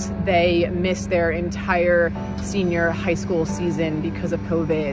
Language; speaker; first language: English; native; English